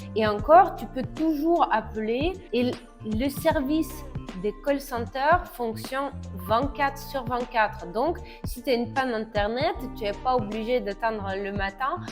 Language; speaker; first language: French; non-native, fluent; Russian